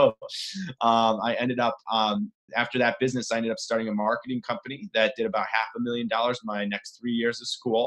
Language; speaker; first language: English; native; English